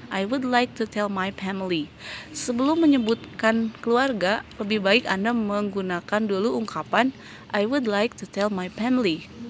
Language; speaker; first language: English; non-native, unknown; Indonesian